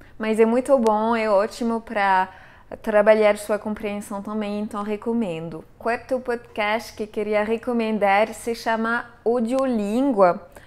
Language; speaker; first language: Portuguese; non-native, fluent; French